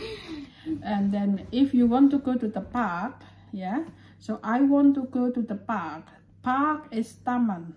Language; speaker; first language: English; non-native, fluent; Indonesian